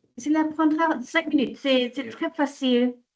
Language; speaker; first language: French; non-native, fluent; Dutch